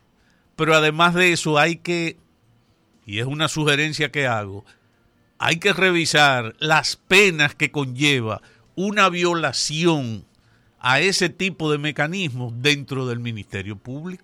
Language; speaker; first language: Spanish; native; Spanish